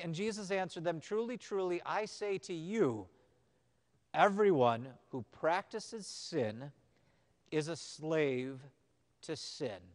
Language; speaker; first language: English; native; English